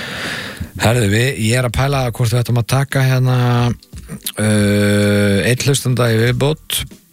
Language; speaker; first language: Icelandic; native; Icelandic